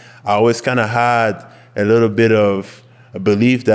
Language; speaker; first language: English; non-native, fluent; French